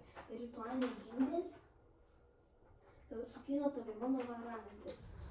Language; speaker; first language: Japanese; non-native, learner; Lithuanian